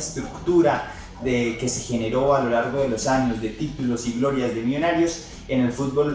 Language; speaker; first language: Spanish; native; Spanish